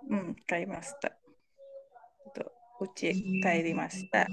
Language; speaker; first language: Japanese; non-native, learner; Indonesian